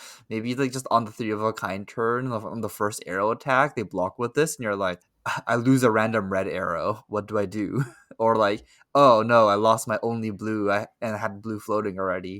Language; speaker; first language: English; native; English